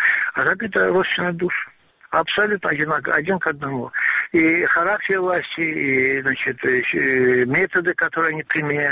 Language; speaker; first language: Russian; non-native, local second language; Azerbaijani